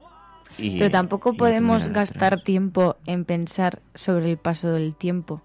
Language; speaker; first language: Spanish; native; Spanish